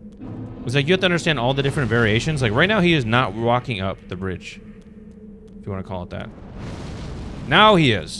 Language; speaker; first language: English; native; English